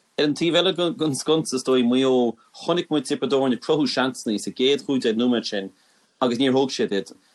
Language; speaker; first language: Irish; native; Irish